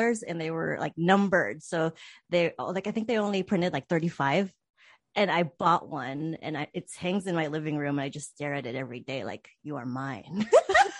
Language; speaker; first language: English; native; English